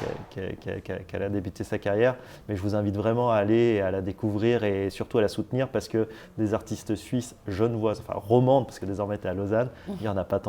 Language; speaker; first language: French; native; French